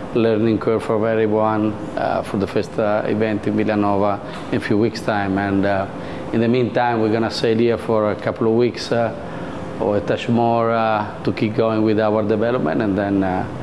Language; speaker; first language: English; non-native, fluent; Italian